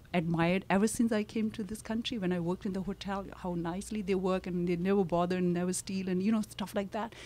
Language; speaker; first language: English; non-native, fluent; Tibetan